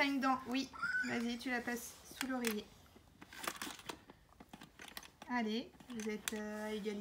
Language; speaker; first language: French; native; French